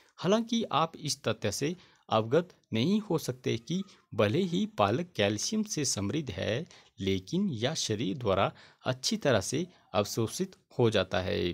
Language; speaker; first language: Hindi; native; Hindi